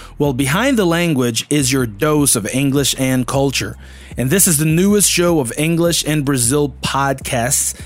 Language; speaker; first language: English; non-native, fluent; Portuguese